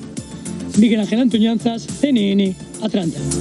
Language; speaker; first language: Spanish; native; Spanish